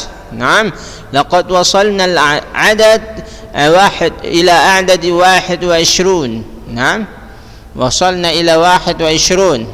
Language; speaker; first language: Arabic; non-native, fluent; Indonesian